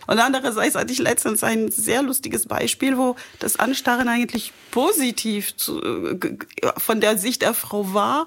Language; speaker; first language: German; non-native, fluent; French